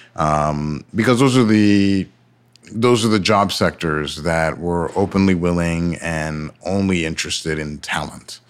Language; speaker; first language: English; early bilingual, other home language; Yoruba